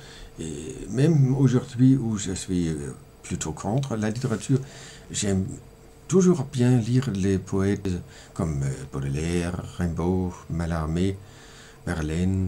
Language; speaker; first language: French; non-native, fluent; Danish